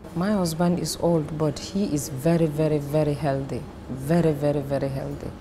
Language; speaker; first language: English; non-native, local second language; Fula